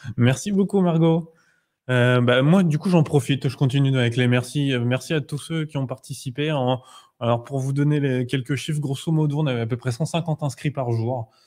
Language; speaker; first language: French; native; French